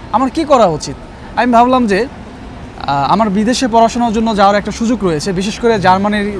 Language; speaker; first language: Bangla; native; Bangla